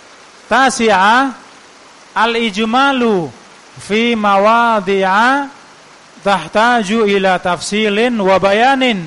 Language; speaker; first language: Arabic; non-native, fluent; Indonesian